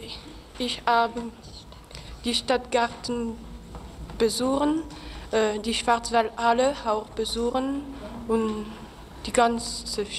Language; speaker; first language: German; non-native, learner; French